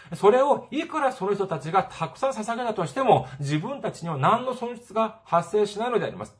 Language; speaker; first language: Japanese; non-native, fluent; Korean